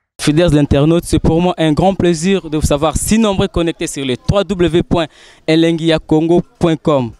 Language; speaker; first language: French; non-native, local second language; Lingala